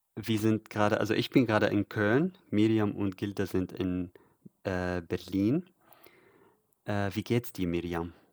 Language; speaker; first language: German; non-native, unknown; Arabic